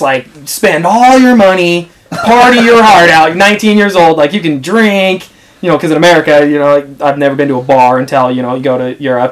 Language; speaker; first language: English; native; English